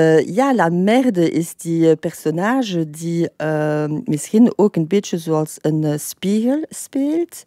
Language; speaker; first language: Dutch; non-native, fluent; French